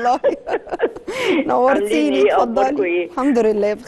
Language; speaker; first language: Arabic; native; Arabic